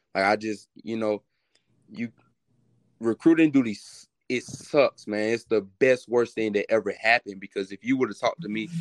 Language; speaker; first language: English; native; English